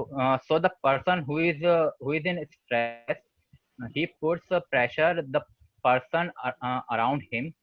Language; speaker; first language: English; non-native, learner; Hindi